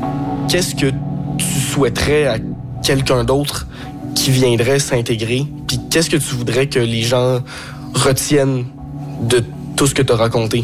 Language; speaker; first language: French; native; French